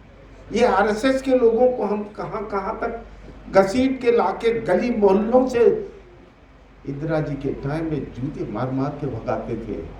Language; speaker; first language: Hindi; native; Hindi